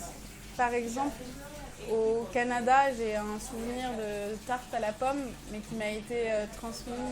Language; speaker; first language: French; early bilingual, other home language; Persian